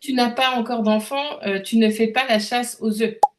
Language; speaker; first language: French; native; French